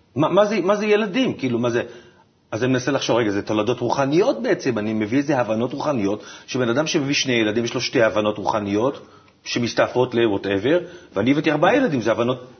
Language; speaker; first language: Hebrew; native; Hebrew